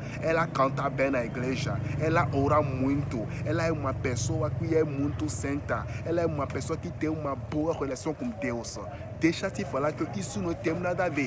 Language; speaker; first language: Portuguese; non-native, fluent; French